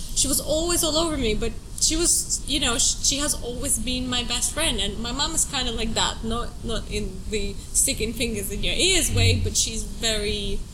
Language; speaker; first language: English; non-native, fluent; Russian